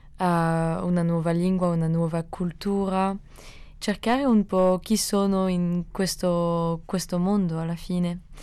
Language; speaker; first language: Italian; non-native, fluent; French